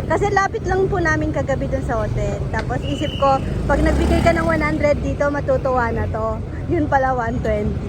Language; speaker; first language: Filipino; native; Filipino